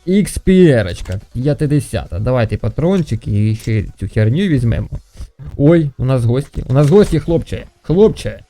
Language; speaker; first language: Ukrainian; non-native, local second language; Russian